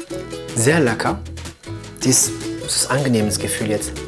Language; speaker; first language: German; non-native, fluent; French